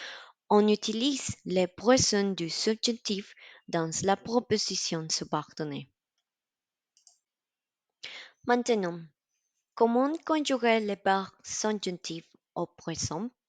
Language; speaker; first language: French; non-native, learner; Spanish